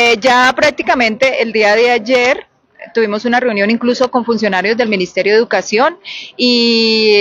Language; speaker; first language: Spanish; native; Spanish